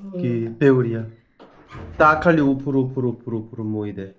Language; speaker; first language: Georgian; non-native, learner; Korean